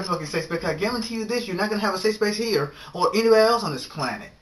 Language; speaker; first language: English; native; English